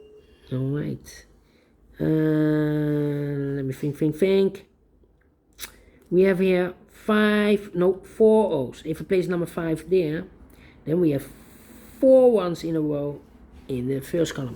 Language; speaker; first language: English; non-native, fluent; Dutch